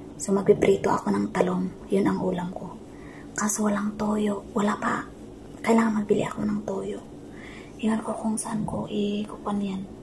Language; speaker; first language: Filipino; non-native, local second language; Cebuano